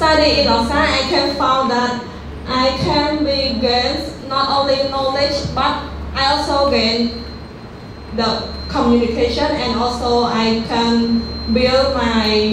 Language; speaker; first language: English; non-native, learner; Khmer